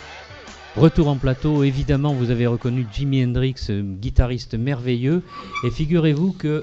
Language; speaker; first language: French; native; French